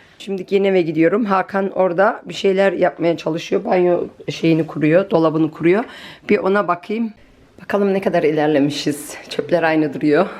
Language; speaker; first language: Turkish; early bilingual, heritage; Turkish